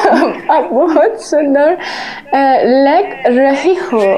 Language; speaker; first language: Hindi; non-native, learner; Persian